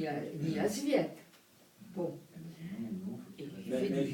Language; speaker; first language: French; native; French